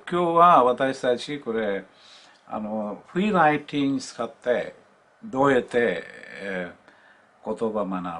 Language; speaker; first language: Japanese; non-native, learner; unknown